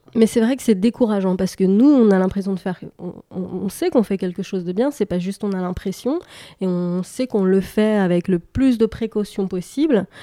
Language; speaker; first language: French; native; French